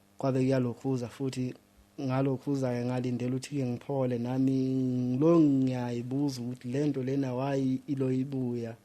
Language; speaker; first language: Zulu; native; Zulu